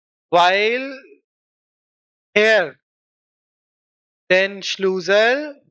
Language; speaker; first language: German; non-native, fluent; Hindi